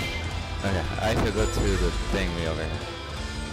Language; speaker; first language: English; native; English